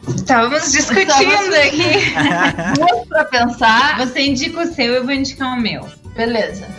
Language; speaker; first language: Portuguese; native; Portuguese